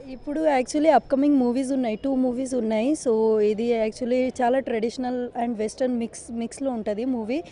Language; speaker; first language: Telugu; non-native, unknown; Bangla